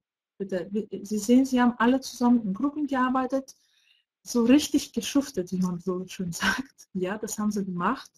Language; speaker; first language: German; non-native, fluent; Greek